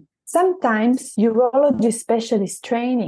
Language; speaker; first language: English; non-native, fluent; Italian